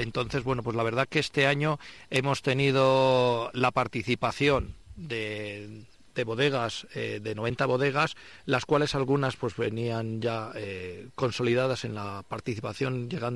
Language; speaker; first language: Spanish; native; Spanish